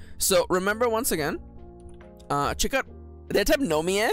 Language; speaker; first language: English; native; English